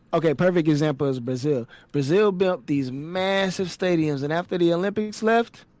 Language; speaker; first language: English; native; English